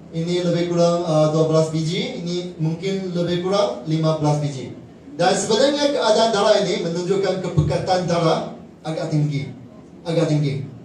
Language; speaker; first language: Malay; non-native, local second language; Chinese